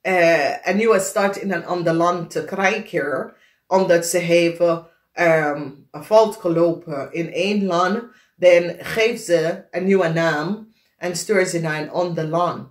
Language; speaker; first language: Dutch; non-native, fluent; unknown